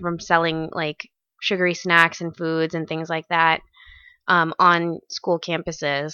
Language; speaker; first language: English; native; English